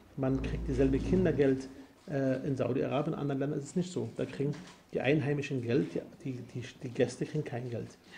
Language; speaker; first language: German; early bilingual, other home language; Arabic